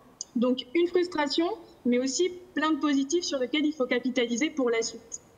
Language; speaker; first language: French; native; French